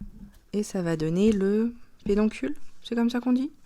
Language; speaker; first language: French; native; French